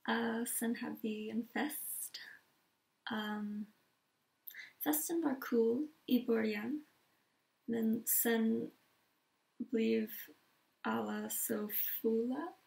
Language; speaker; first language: Swedish; non-native, learner; English